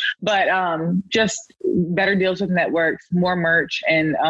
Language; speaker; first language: English; native; English